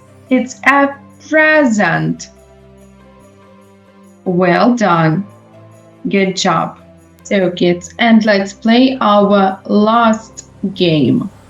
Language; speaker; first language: English; non-native, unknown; Ukrainian